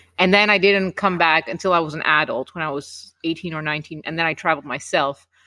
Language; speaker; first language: English; non-native, fluent; Czech